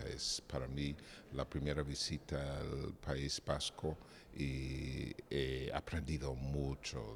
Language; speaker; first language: Spanish; non-native, fluent; English